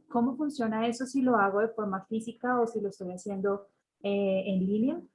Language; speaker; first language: Spanish; native; Spanish